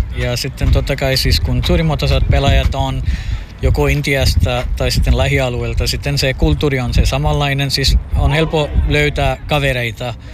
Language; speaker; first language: Finnish; non-native, fluent; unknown